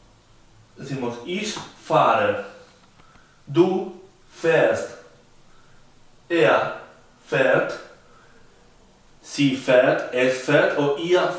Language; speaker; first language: German; non-native, fluent; Spanish